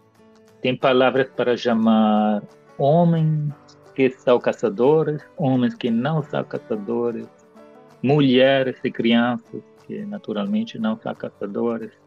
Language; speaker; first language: Portuguese; non-native, fluent; Italian